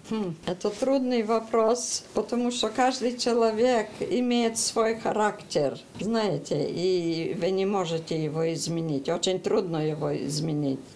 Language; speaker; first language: Russian; early bilingual, heritage; Russian